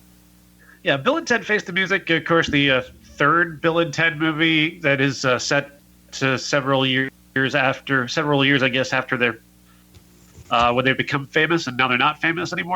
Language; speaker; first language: English; native; English